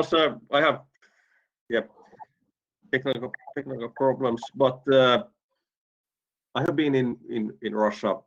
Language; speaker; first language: English; non-native, fluent; Finnish